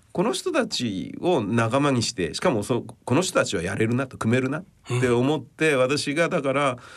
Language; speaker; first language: Japanese; native; Japanese